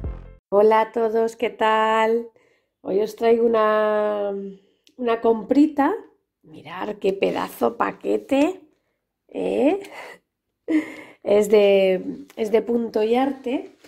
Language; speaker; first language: Spanish; native; Spanish